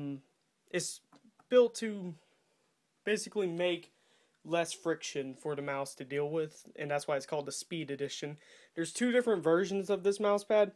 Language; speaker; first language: English; native; English